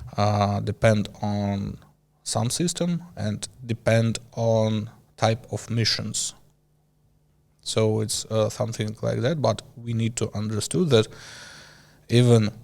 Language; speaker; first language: English; non-native, learner; Ukrainian